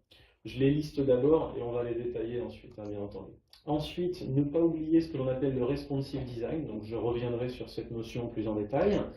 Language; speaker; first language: French; native; French